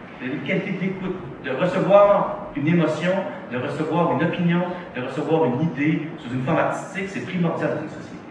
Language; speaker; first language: French; native; French